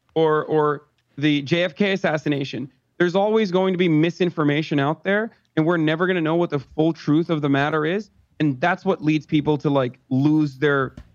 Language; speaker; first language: English; non-native, fluent; Turkish